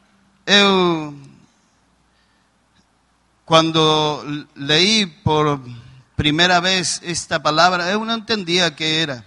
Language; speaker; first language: Portuguese; non-native, learner; Spanish